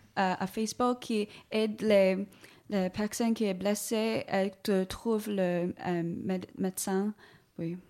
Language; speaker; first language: French; non-native, learner; Cantonese